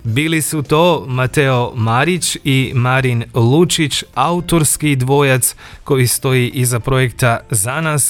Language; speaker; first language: Croatian; native; Croatian